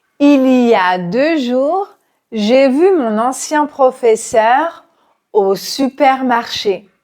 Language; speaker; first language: French; native; French